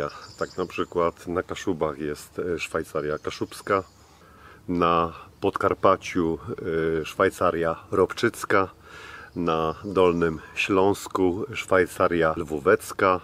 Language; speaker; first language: Polish; native; Polish